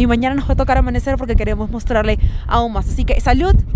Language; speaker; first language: Spanish; native; Spanish